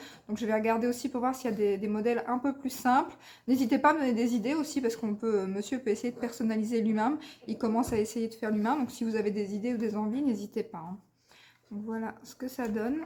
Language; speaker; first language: French; native; French